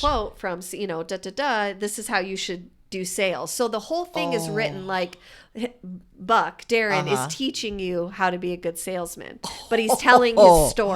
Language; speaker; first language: English; native; English